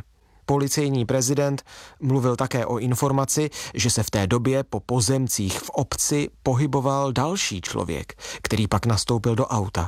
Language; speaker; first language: Czech; native; Czech